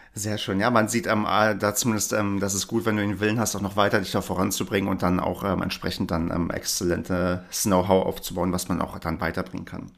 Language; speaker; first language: German; native; German